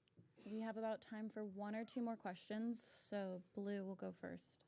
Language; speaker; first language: English; native; English